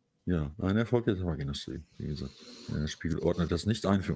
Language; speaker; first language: German; native; German